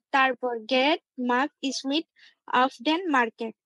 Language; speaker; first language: German; non-native, learner; Bangla